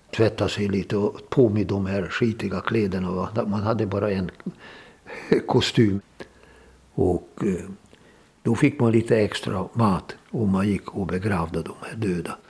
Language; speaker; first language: Swedish; non-native, fluent; Hungarian